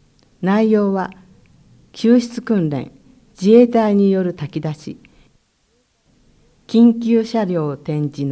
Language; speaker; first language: Japanese; native; Japanese